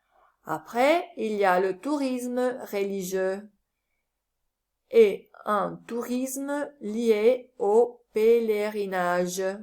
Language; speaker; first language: French; non-native, learner; Italian